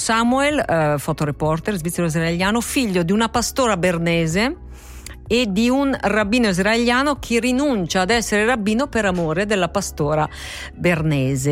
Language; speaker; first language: Italian; native; Italian